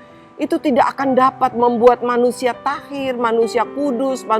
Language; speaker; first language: Indonesian; native; Indonesian